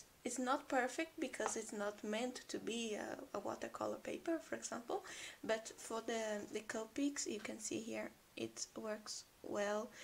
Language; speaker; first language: English; non-native, fluent; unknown